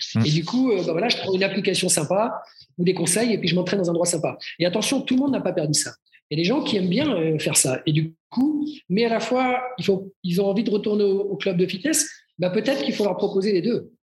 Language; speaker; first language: French; native; French